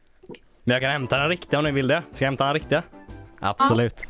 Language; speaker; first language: Swedish; native; Swedish